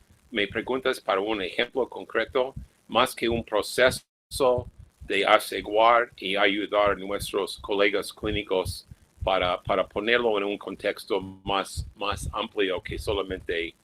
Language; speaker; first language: Spanish; non-native, fluent; English